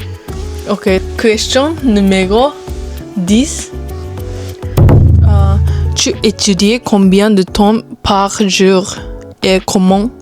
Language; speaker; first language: French; non-native, learner; Japanese